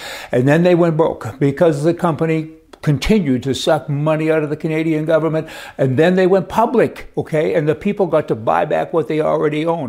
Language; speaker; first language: English; native; English